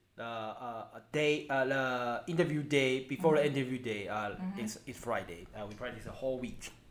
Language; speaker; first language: English; non-native, learner; Chinese